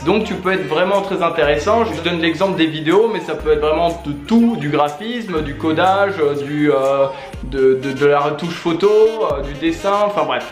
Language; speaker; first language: French; native; French